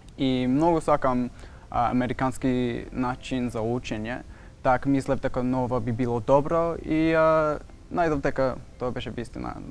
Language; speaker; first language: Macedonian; non-native, learner; English